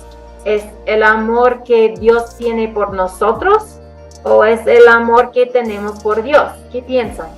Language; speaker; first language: Spanish; non-native, fluent; English